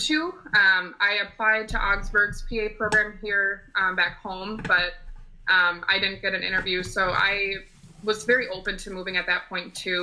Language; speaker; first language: English; native; English